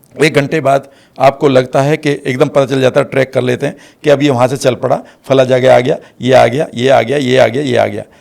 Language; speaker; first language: Hindi; native; Hindi